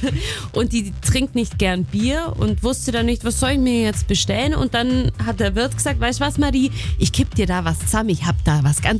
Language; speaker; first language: German; native; German